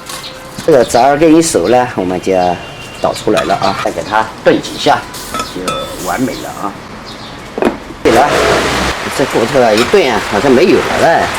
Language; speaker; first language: Chinese; native; Chinese